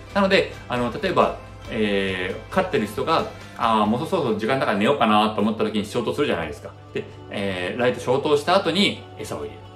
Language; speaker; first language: Japanese; early bilingual, heritage; Japanese